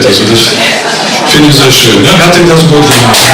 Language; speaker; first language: German; non-native, fluent; Bulgarian